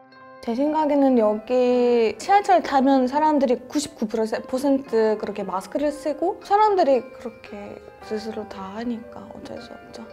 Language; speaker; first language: Korean; non-native, fluent; Russian